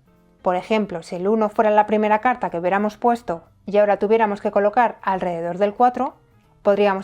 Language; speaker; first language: Spanish; native; Spanish